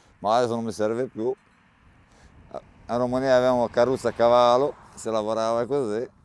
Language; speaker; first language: Italian; non-native, learner; Romanian